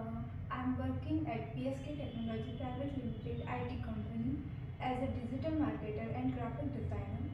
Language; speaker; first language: English; non-native, learner; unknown